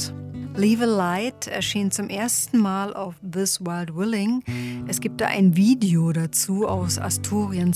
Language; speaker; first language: German; native; German